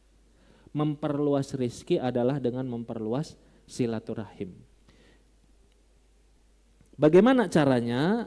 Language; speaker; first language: Indonesian; non-native, local second language; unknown